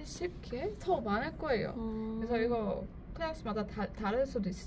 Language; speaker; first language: Korean; non-native, learner; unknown